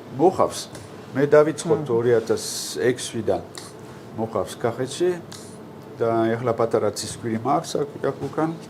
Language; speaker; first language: Georgian; non-native, learner; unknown